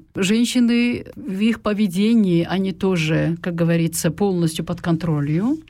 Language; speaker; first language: Russian; non-native, local second language; Kazakh